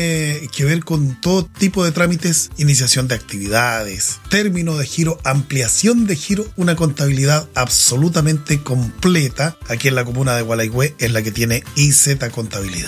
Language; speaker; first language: Spanish; native; Spanish